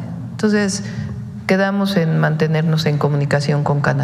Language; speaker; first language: Spanish; native; Spanish